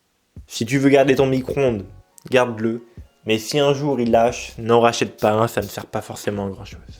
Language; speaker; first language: French; native; French